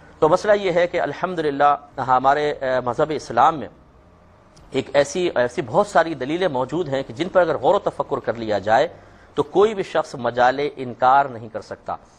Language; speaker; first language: Urdu; native; Urdu